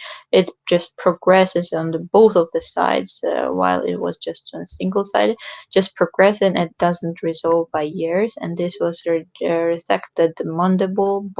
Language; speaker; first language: English; non-native, fluent; Georgian